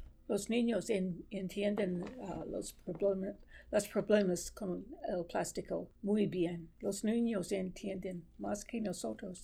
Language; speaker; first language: Spanish; non-native, learner; English